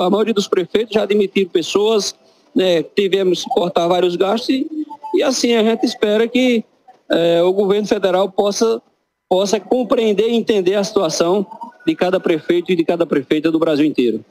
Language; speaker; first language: Portuguese; native; Portuguese